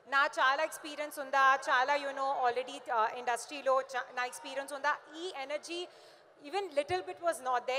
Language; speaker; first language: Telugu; non-native, learner; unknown